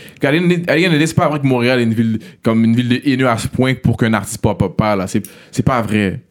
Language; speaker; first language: French; native; French